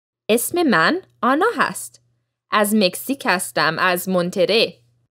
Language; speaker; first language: Persian; early bilingual, heritage; Persian